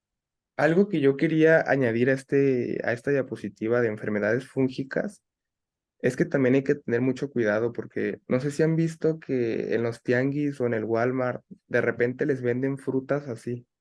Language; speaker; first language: Spanish; native; Spanish